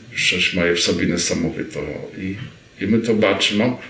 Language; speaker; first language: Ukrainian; early bilingual, heritage; Rusyn